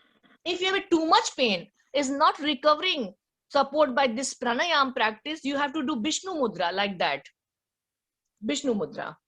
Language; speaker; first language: English; non-native, learner; Hindi